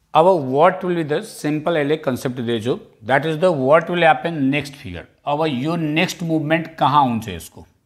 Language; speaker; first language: Nepali; non-native, local second language; Bhojpuri